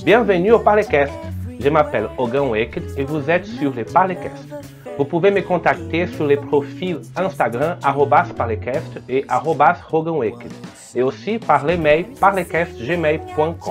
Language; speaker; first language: French; non-native, learner; Portuguese